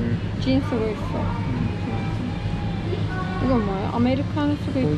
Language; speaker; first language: Korean; non-native, learner; Turkish